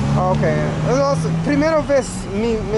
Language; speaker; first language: Spanish; non-native, learner; English